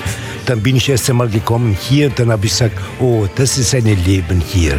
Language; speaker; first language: German; non-native, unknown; Italian